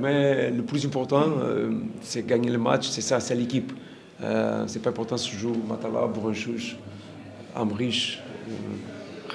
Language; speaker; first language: French; non-native, learner; Portuguese